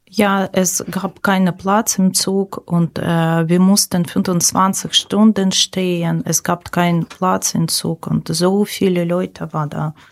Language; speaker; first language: German; non-native, learner; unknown